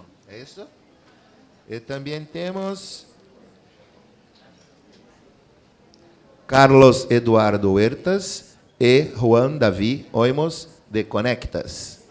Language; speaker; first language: Spanish; non-native, fluent; Portuguese